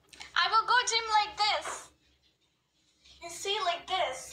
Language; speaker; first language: English; non-native, learner; Hindi